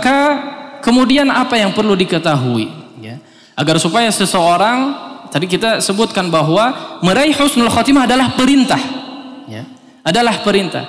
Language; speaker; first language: Indonesian; native; Indonesian